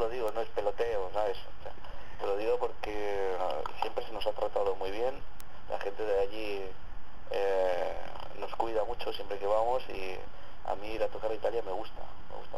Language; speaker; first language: Spanish; native; Spanish